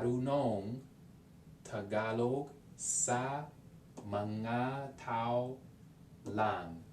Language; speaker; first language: Filipino; non-native, learner; English